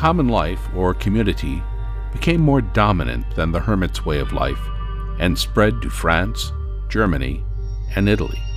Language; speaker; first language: English; native; English